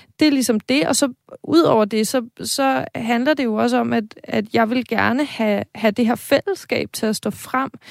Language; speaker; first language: Danish; native; Danish